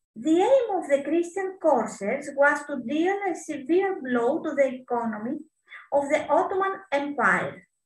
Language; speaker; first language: English; non-native, fluent; Greek